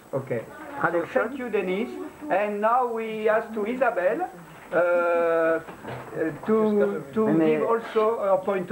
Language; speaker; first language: English; non-native, learner; French